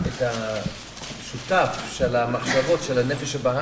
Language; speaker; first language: Hebrew; non-native, fluent; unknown